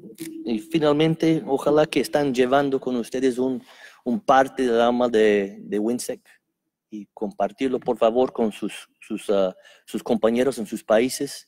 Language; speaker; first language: Spanish; non-native, fluent; English